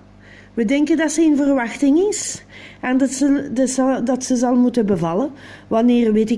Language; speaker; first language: Dutch; non-native, local second language; French